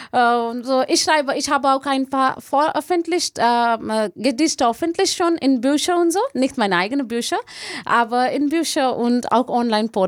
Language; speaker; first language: German; non-native, learner; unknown